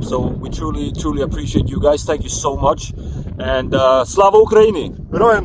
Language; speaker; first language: English; non-native, fluent; Swedish